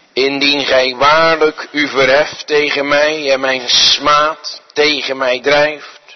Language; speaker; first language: Dutch; native; Dutch